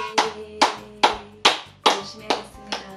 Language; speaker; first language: Korean; non-native, fluent; Swedish